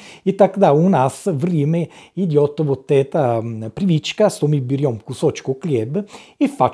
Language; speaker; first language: Russian; non-native, learner; Italian